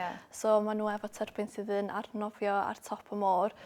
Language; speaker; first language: Welsh; non-native, local second language; English